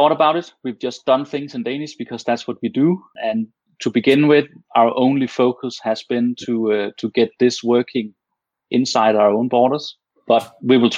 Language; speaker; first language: English; non-native, fluent; Danish